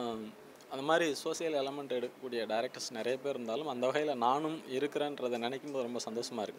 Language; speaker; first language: Tamil; native; Tamil